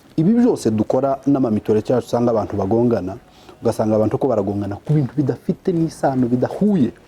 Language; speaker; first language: Kinyarwanda; native; Kinyarwanda